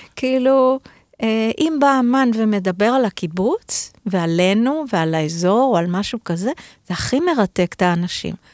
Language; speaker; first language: Hebrew; native; Hebrew